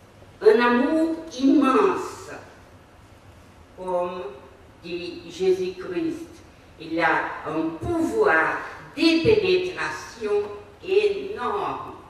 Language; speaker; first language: French; non-native, fluent; Portuguese